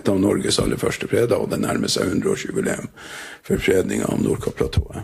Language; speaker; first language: Norwegian; native; Norwegian